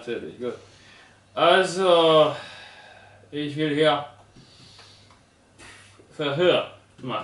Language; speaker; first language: German; non-native, learner; Polish